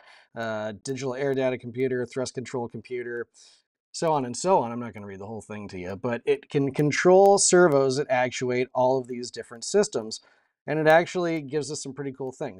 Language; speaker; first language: English; native; English